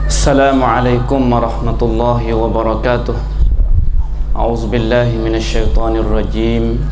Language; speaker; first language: Malay; native; Malay